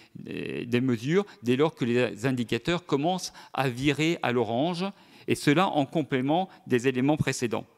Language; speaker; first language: French; native; French